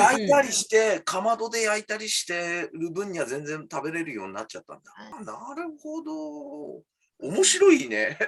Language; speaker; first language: Japanese; native; Japanese